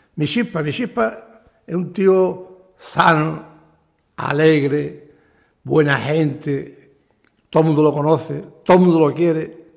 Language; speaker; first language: Spanish; native; Spanish